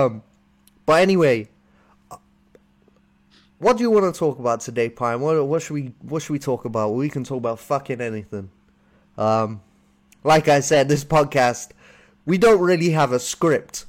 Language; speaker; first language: English; native; English